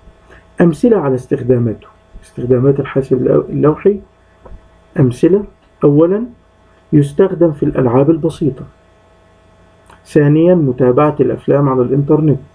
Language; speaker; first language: Arabic; native; Arabic